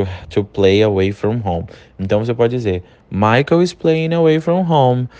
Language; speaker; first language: English; non-native, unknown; Portuguese